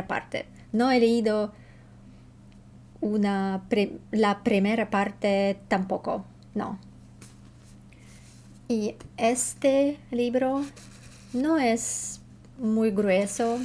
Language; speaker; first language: Spanish; non-native, learner; Russian